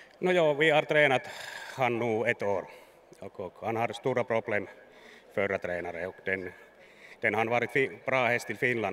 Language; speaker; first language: Swedish; non-native, learner; Finnish